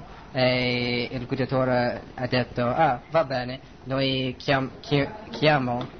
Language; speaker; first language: Italian; non-native, learner; English